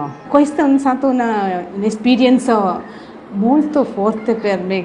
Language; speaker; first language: Italian; non-native, learner; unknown